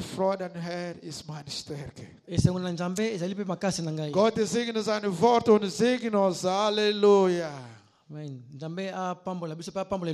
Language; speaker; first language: German; non-native, learner; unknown